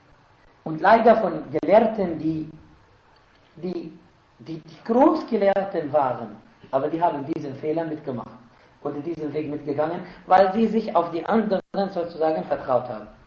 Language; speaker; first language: German; non-native, fluent; Arabic